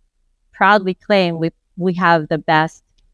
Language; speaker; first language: English; non-native, local second language; Filipino